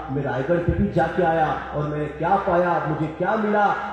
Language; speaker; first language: Hindi; non-native, local second language; Marathi